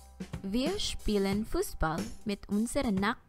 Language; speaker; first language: German; non-native, fluent; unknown